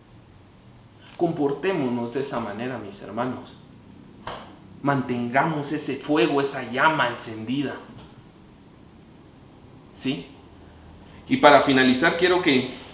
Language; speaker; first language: Spanish; native; Spanish